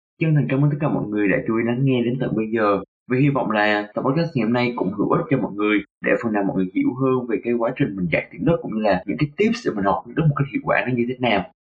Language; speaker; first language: Vietnamese; native; Vietnamese